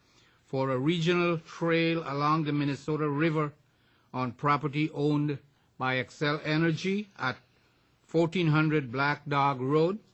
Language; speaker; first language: English; native; English